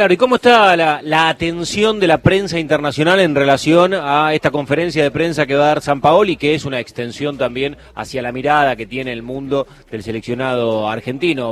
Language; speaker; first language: Spanish; native; Spanish